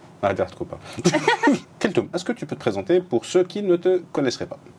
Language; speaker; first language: French; non-native, local second language; Arabic